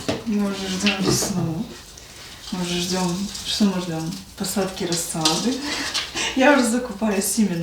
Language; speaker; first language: Russian; native; Russian